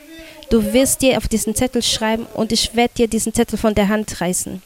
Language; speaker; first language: German; non-native, fluent; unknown